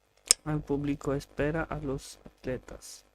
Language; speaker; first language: Spanish; non-native, learner; English